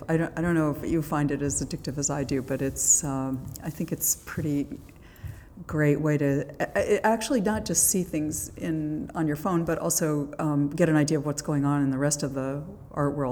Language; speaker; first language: English; native; English